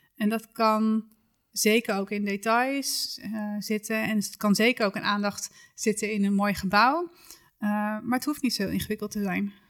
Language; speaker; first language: Dutch; native; Dutch